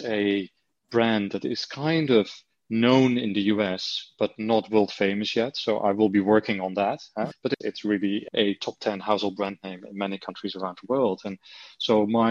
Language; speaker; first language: English; non-native, fluent; Dutch